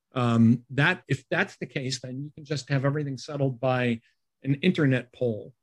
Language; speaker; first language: English; native; English